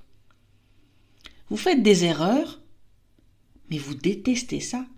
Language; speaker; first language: French; native; French